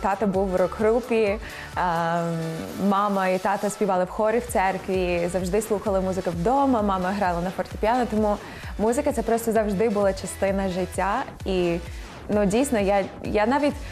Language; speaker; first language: Ukrainian; non-native, fluent; English